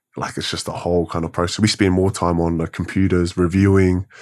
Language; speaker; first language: English; native; English